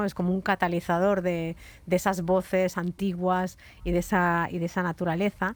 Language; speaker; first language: Spanish; native; Spanish